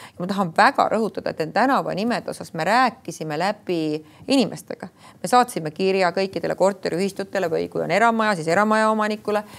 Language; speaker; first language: Estonian; native; Estonian